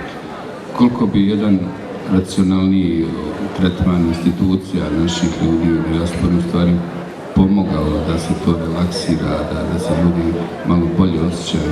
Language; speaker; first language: Bosnian; native; Bosnian